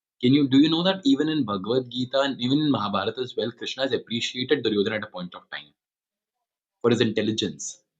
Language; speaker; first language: English; non-native, local second language; Hindi